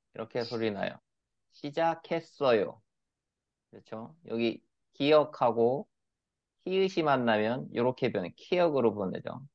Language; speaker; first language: Korean; native; Korean